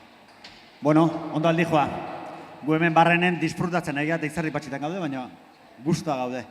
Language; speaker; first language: Basque; native; Basque